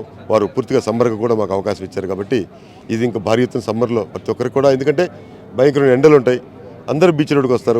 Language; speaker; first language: Telugu; native; Telugu